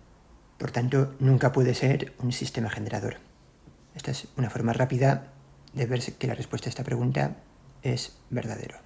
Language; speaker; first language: Spanish; native; Spanish